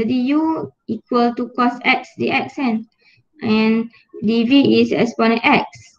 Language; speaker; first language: English; non-native, local second language; Malay